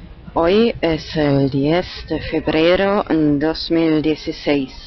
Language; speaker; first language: Spanish; non-native, learner; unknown